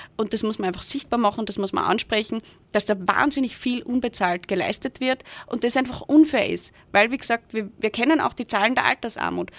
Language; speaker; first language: German; native; German